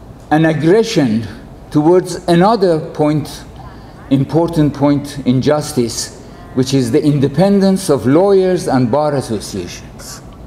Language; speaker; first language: English; non-native, fluent; Persian